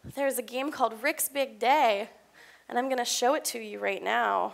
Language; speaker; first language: English; native; English